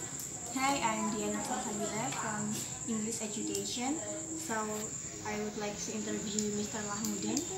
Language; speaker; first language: English; non-native, learner; Indonesian